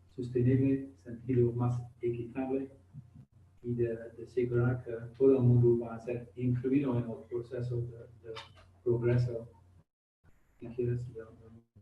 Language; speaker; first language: Spanish; non-native, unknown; Dutch